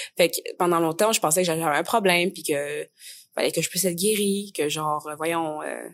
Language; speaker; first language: French; native; French